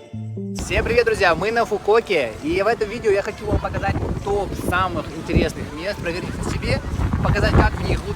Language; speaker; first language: Russian; native; Russian